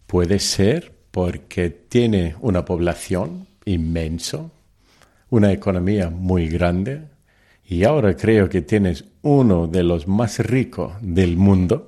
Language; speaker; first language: Spanish; early bilingual, heritage; Telugu